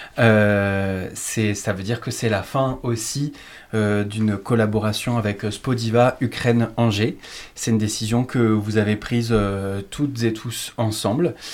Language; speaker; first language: French; native; French